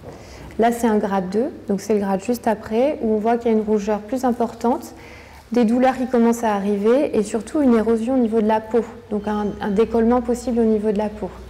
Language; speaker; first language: French; native; French